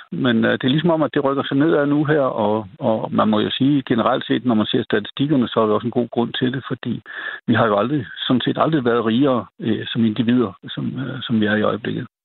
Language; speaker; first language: Danish; native; Danish